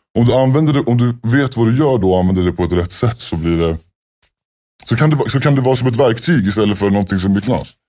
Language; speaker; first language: Swedish; native; Swedish